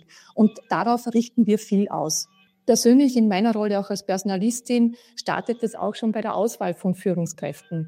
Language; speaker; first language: German; native; German